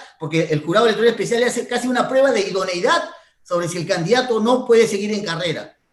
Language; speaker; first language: Spanish; native; Spanish